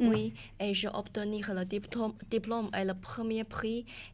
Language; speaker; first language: French; non-native, learner; Chinese